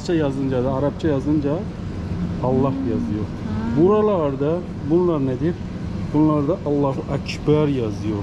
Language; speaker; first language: Turkish; non-native, learner; Persian